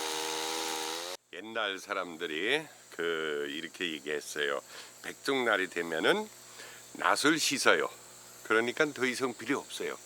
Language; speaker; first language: Korean; non-native, fluent; German